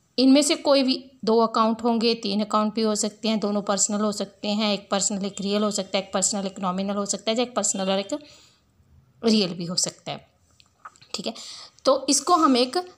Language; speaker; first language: Hindi; non-native, local second language; Punjabi